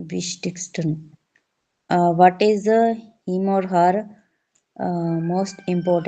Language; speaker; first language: English; non-native, local second language; Hindi